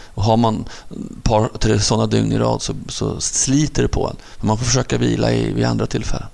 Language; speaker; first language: Swedish; native; Swedish